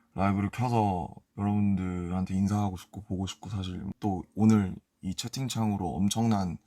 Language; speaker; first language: Korean; native; Korean